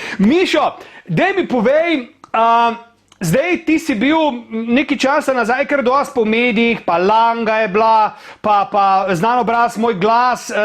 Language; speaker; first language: Slovenian; native; Slovenian